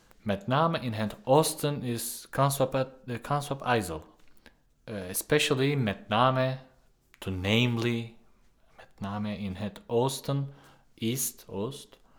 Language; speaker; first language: Dutch; non-native, learner; Turkish